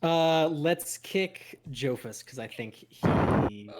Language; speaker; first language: English; native; English